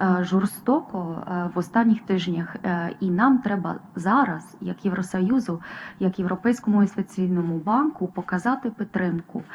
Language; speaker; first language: Ukrainian; non-native, fluent; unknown